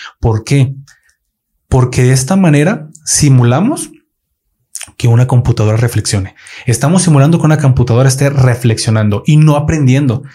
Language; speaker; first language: Spanish; native; Spanish